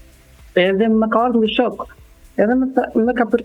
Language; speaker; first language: Albanian; non-native, learner; German